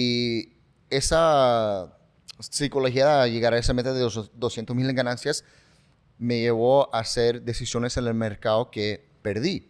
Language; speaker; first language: Spanish; early bilingual, heritage; English